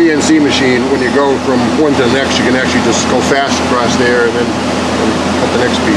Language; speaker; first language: English; native; English